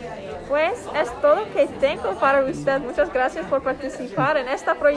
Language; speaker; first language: Spanish; non-native, fluent; English